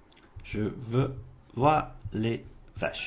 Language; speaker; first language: French; non-native, fluent; English